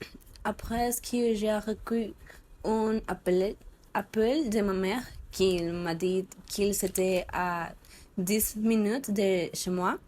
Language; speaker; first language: French; non-native, learner; Spanish